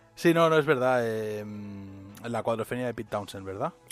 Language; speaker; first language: Spanish; native; Spanish